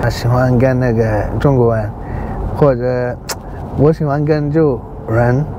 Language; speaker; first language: Chinese; non-native, learner; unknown